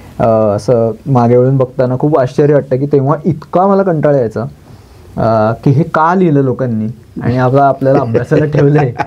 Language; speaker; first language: Marathi; native; Marathi